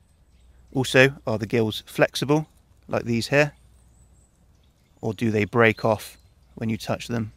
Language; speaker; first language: English; native; English